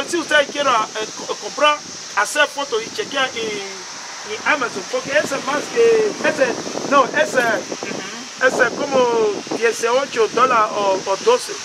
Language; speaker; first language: Spanish; non-native, learner; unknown